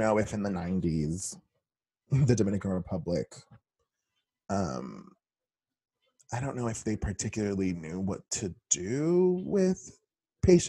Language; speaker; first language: English; early bilingual, other home language; Spanish